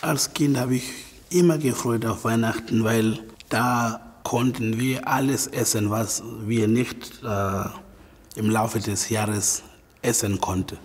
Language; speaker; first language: German; non-native, fluent; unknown